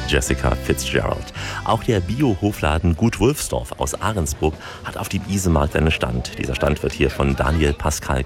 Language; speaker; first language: German; native; German